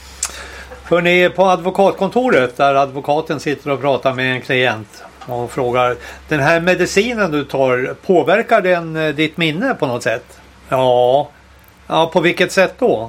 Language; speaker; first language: Swedish; native; Swedish